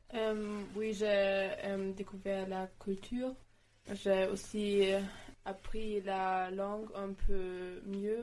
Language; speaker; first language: French; non-native, learner; German